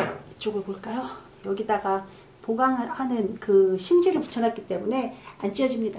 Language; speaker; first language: Korean; native; Korean